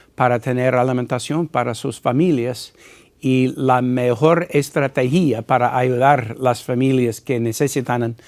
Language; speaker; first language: Spanish; non-native, fluent; English